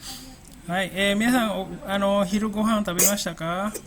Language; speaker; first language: Japanese; non-native, fluent; Indonesian